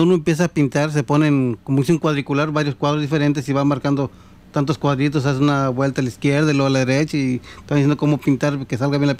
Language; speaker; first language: Spanish; native; Spanish